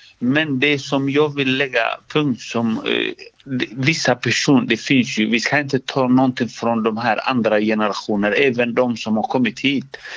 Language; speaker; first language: Swedish; non-native, fluent; Somali